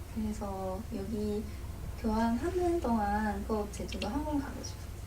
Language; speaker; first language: Korean; non-native, learner; Chinese